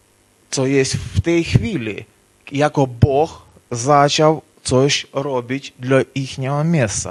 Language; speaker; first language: Polish; non-native, learner; Ukrainian